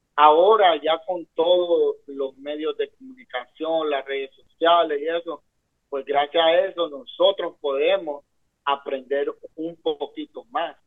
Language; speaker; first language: Spanish; native; Spanish